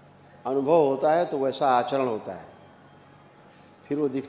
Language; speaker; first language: Hindi; native; Hindi